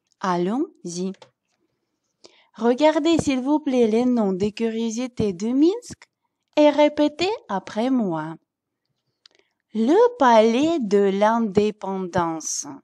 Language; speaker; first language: French; non-native, fluent; Russian